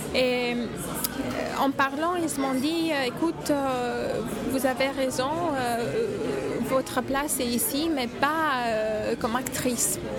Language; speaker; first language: French; non-native, learner; Romanian